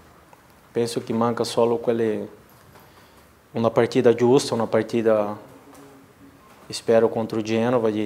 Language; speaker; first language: Italian; non-native, learner; Portuguese